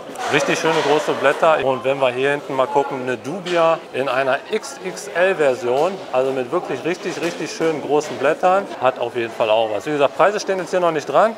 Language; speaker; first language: German; native; German